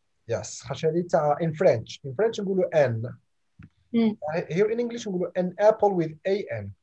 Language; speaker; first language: English; non-native, fluent; Arabic